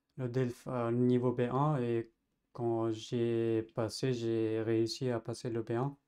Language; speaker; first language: French; non-native, fluent; Persian